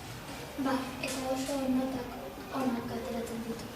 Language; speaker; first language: Basque; non-native, local second language; Spanish